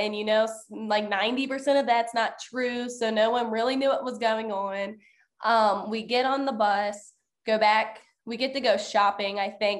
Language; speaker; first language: English; native; English